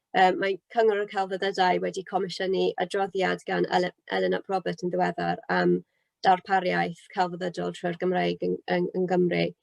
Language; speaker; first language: Welsh; non-native, local second language; English